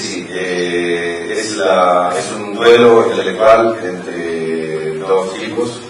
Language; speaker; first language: Spanish; native; Spanish